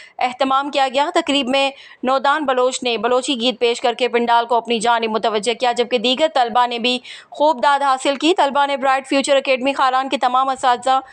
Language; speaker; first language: Urdu; non-native, local second language; Baluchi